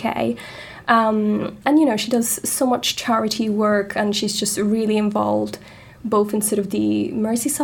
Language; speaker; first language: English; non-native, fluent; Italian